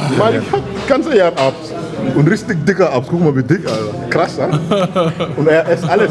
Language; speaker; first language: German; non-native, learner; Wolof